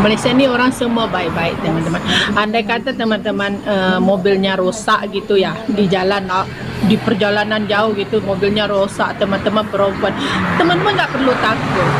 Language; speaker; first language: Indonesian; native; Indonesian